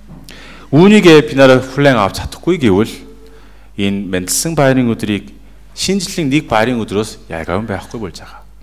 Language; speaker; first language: Mongolian; non-native, fluent; Korean